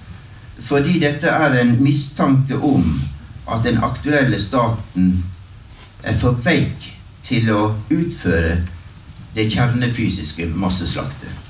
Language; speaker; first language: Norwegian; native; Norwegian